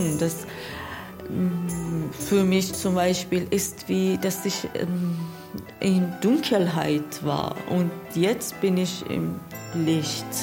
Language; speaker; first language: German; non-native, learner; Persian